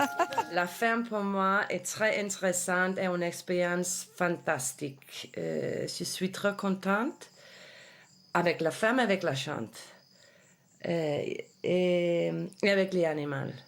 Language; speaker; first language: French; non-native, learner; Danish